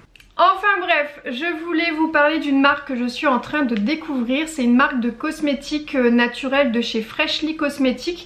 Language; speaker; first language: French; native; French